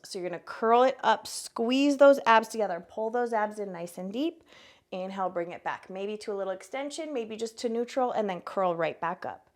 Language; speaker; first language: English; native; English